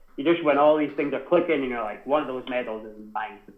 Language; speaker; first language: English; native; English